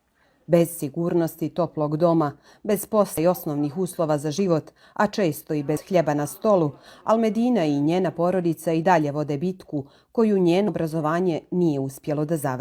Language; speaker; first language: Bosnian; native; Bosnian